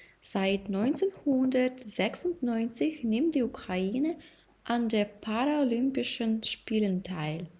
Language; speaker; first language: German; non-native, fluent; Ukrainian